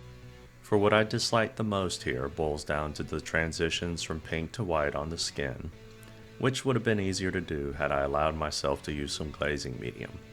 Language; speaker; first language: English; native; English